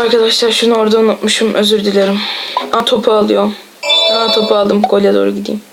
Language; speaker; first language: Turkish; native; Turkish